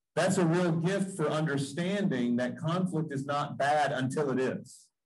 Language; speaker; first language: English; native; English